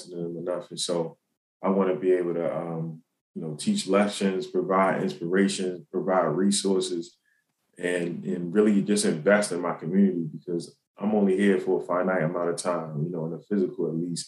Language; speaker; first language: English; native; English